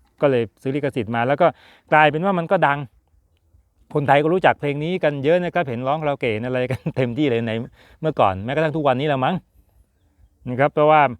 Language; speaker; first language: Thai; native; Thai